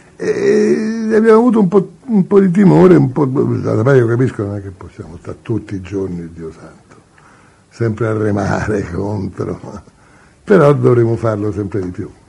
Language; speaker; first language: Italian; native; Italian